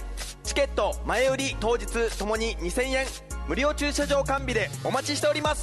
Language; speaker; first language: Japanese; native; Japanese